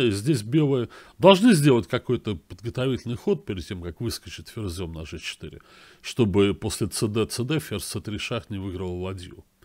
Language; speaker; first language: Russian; native; Russian